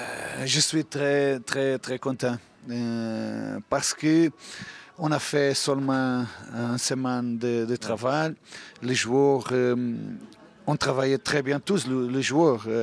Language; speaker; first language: French; non-native, learner; Portuguese